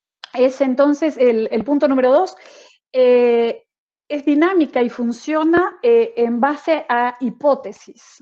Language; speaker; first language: Spanish; native; Spanish